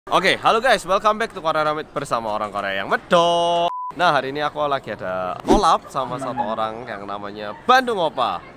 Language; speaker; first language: Indonesian; early bilingual, other home language; Korean